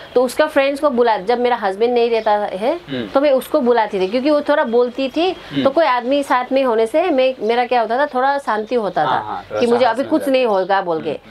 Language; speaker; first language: Hindi; non-native, local second language; Nepali